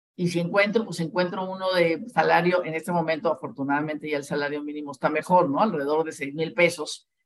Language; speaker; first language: Spanish; native; Spanish